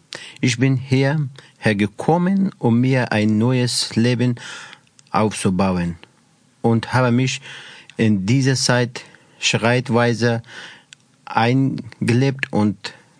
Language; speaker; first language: German; non-native, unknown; Persian